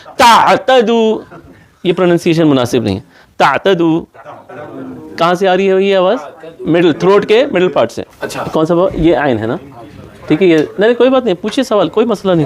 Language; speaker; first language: Urdu; native; Urdu